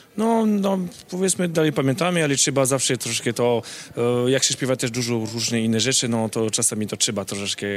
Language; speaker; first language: Polish; non-native, learner; French